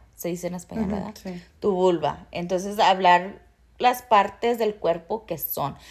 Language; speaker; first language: Spanish; early bilingual, heritage; Spanish